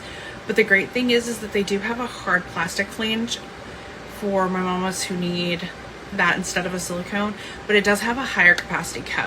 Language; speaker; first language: English; native; English